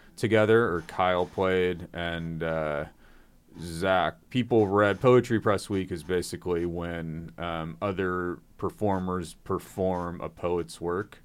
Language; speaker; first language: English; native; English